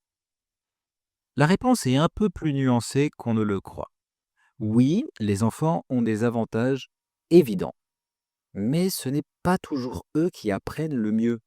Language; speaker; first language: French; native; French